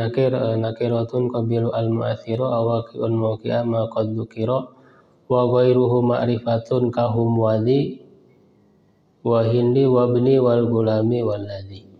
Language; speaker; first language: Arabic; non-native, fluent; Indonesian